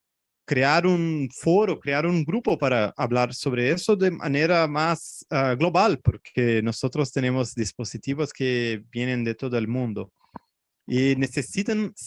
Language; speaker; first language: Spanish; non-native, fluent; Portuguese